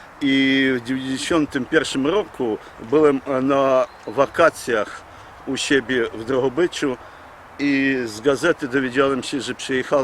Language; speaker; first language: Polish; early bilingual, heritage; Polish